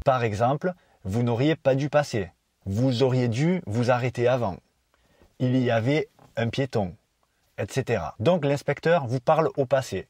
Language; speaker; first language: French; native; French